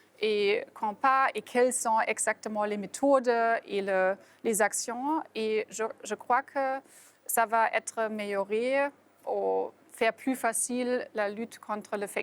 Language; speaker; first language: French; non-native, fluent; German